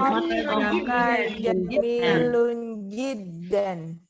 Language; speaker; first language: Arabic; non-native, learner; Indonesian